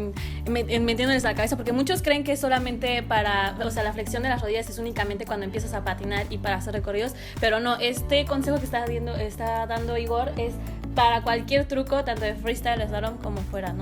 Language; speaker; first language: Spanish; native; Spanish